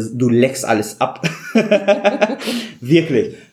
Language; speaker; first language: German; non-native, fluent; Arabic